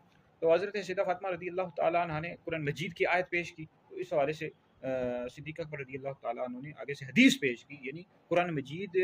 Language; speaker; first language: Urdu; native; Urdu